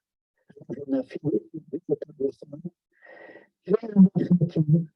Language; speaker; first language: Hebrew; non-native, fluent; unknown